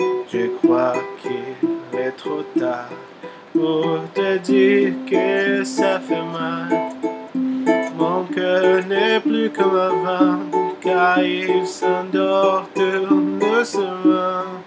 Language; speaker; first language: French; non-native, learner; Portuguese